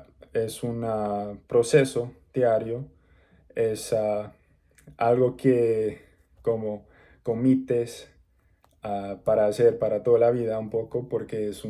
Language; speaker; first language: Spanish; non-native, learner; English